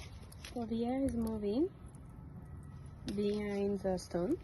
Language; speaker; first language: English; non-native, fluent; French